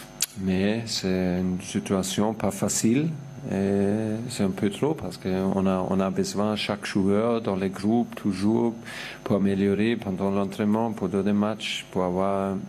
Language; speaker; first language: French; non-native, fluent; German